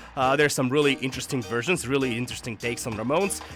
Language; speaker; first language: English; non-native, fluent; Russian